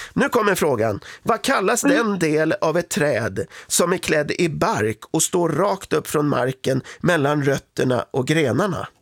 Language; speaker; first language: Swedish; native; Swedish